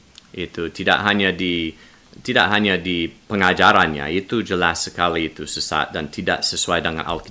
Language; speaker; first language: Indonesian; non-native, learner; English